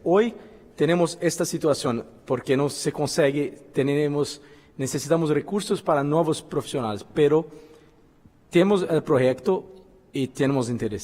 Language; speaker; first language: Spanish; non-native, fluent; Portuguese